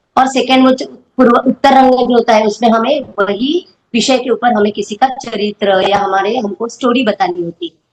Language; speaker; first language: Hindi; non-native, local second language; Marathi